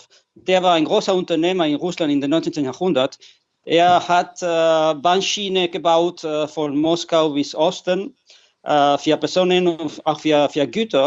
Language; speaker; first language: German; non-native, fluent; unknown